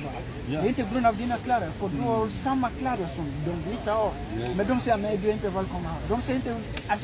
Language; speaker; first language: Swedish; early bilingual, other home language; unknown